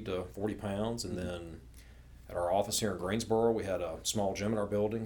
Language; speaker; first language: English; native; English